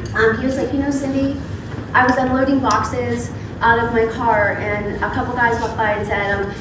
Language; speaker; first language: English; native; English